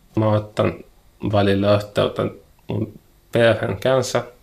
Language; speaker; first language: Finnish; non-native, learner; Arabic